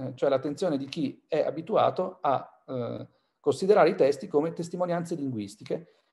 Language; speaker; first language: Italian; native; Italian